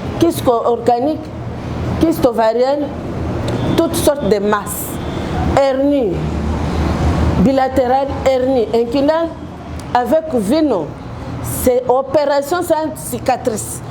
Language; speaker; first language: French; non-native, local second language; Lingala